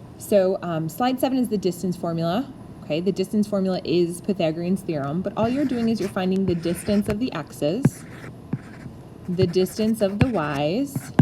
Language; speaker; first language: English; native; English